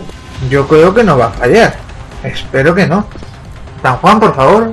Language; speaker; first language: Spanish; native; Spanish